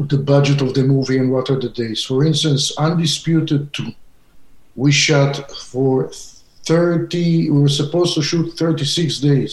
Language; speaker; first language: English; non-native, fluent; Hebrew